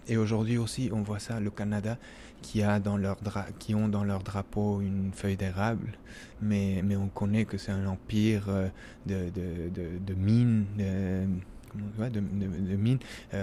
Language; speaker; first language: French; non-native, fluent; Spanish